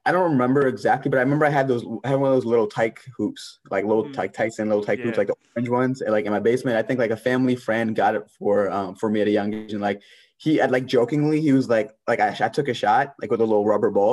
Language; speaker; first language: English; native; English